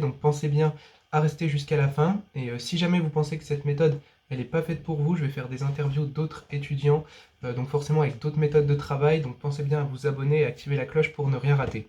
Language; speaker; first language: French; native; French